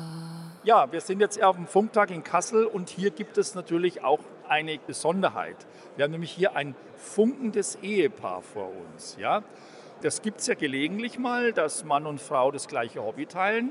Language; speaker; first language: German; native; German